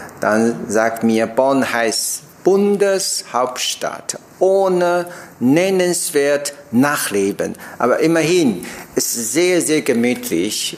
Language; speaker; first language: German; non-native, learner; Chinese